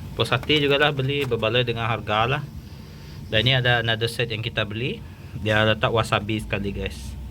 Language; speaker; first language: Malay; native; Malay